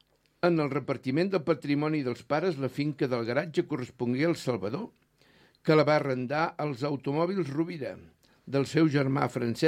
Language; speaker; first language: Catalan; native; Catalan